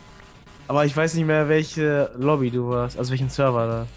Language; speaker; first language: German; native; German